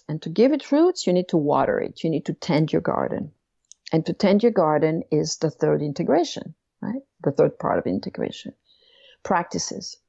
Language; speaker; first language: English; non-native, fluent; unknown